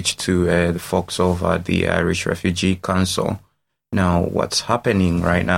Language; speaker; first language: English; non-native, local second language; Ganda